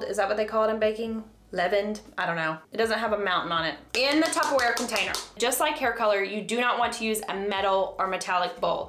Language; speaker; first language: English; native; English